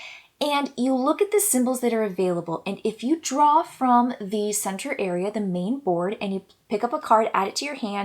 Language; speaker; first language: English; native; English